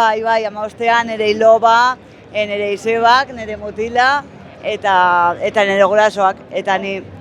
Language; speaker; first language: Basque; non-native, learner; Spanish